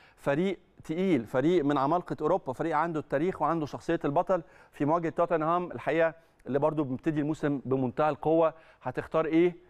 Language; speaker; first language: Arabic; native; Arabic